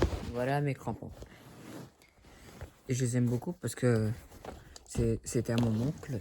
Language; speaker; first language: French; early bilingual, other home language; Spanish